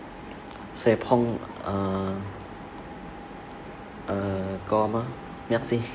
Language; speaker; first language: French; non-native, learner; Vietnamese